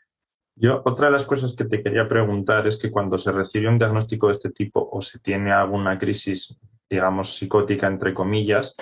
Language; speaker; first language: Spanish; native; Spanish